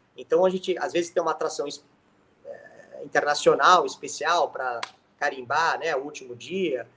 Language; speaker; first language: Portuguese; native; Portuguese